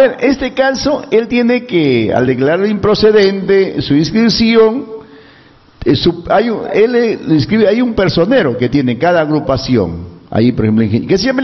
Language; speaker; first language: Spanish; native; Spanish